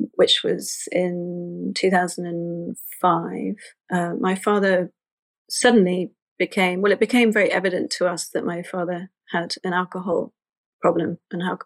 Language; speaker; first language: English; native; English